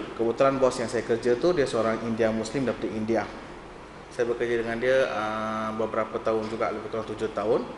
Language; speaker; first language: Malay; non-native, local second language; Tamil